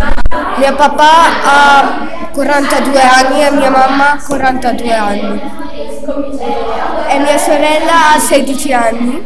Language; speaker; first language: Italian; early bilingual, other home language; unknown